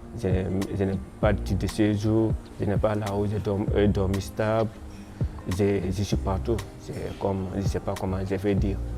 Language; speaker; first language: French; non-native, learner; Krio